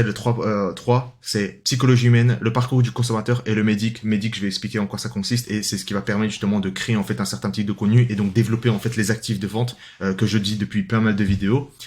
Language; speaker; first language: French; native; French